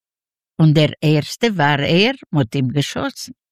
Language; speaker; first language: German; non-native, learner; Yiddish